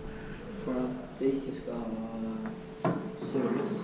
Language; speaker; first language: Norwegian; native; Norwegian